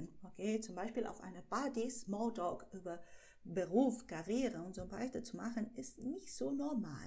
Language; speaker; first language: German; non-native, fluent; Portuguese